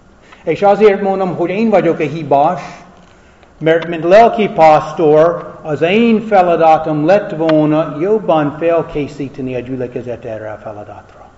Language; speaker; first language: Hungarian; non-native, fluent; English